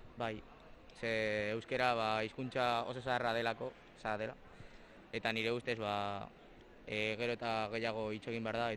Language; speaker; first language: Basque; non-native, local second language; Spanish